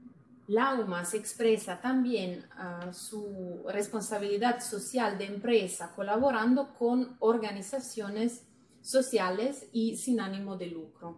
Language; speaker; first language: Spanish; non-native, fluent; Italian